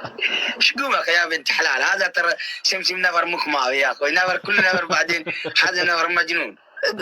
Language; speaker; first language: Arabic; non-native, learner; Oromo